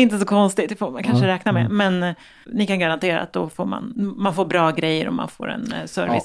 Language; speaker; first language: Swedish; native; Swedish